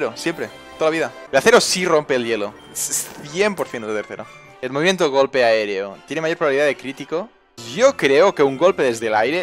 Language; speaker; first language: Spanish; native; Spanish